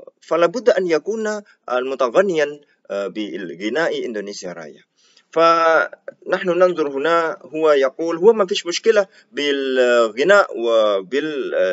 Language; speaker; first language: Arabic; non-native, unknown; Indonesian